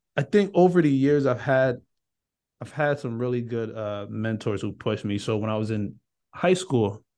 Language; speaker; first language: English; early bilingual, other home language; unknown